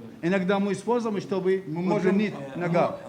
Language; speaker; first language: Russian; non-native, learner; Arabic